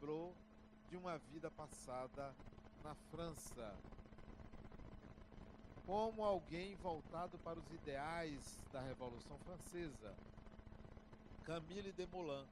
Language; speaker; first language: Portuguese; native; Portuguese